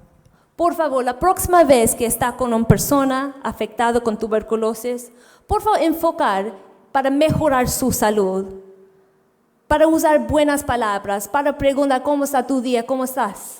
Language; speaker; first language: Spanish; non-native, fluent; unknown